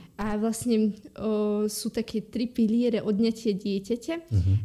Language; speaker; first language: Slovak; native; Slovak